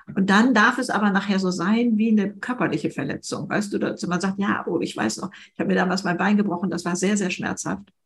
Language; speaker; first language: German; native; German